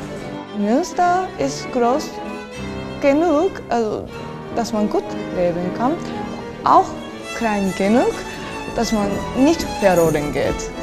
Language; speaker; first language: German; non-native, fluent; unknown